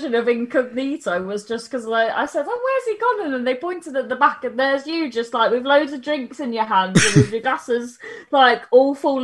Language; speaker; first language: English; native; English